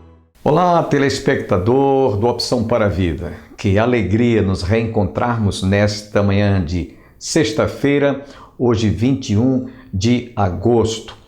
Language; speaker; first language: Portuguese; native; Portuguese